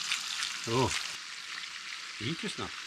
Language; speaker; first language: Swedish; non-native, fluent; Italian